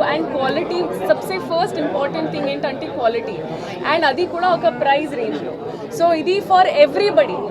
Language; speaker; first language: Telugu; non-native, learner; Hindi